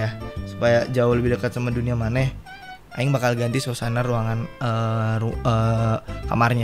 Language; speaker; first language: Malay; non-native, local second language; Sundanese